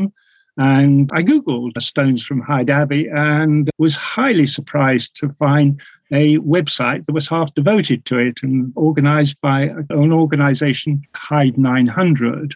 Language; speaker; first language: English; native; English